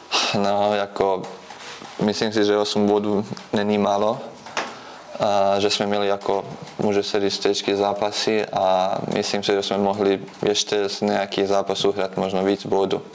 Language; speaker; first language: Czech; non-native, fluent; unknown